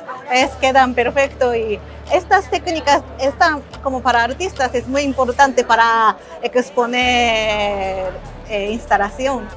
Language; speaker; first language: Spanish; non-native, learner; Japanese